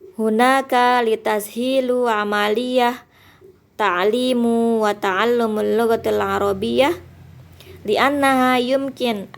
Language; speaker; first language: Arabic; non-native, learner; Indonesian